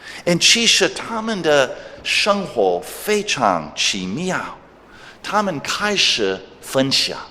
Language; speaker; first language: Chinese; non-native, fluent; English